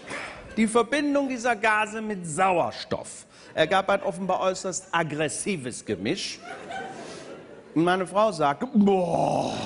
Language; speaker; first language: German; native; German